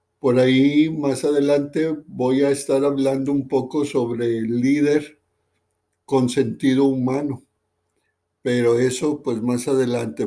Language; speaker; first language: Spanish; native; Spanish